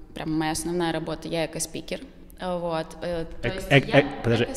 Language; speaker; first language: Russian; native; Russian